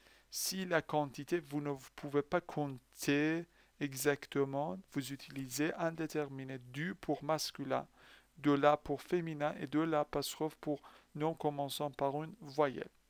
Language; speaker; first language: French; non-native, fluent; Persian